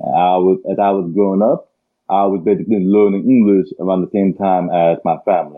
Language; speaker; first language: English; early bilingual, other home language; Arabic